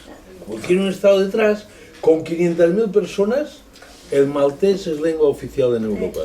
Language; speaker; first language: Spanish; non-native, local second language; Catalan